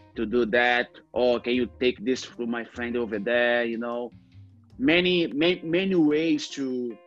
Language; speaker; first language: English; non-native, learner; Portuguese